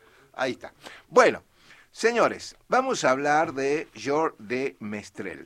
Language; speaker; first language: Spanish; native; Spanish